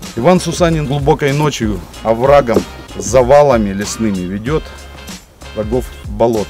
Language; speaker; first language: Russian; native; Russian